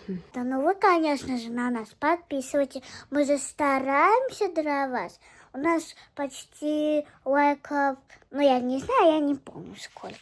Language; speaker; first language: Russian; early bilingual, other home language; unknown